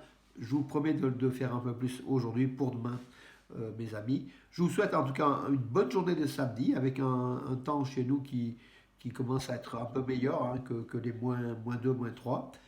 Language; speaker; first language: French; native; French